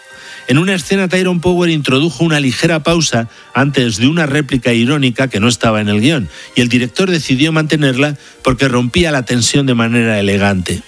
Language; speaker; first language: Spanish; native; Spanish